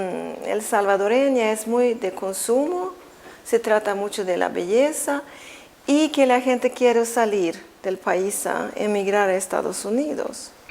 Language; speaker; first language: Spanish; non-native, fluent; Swedish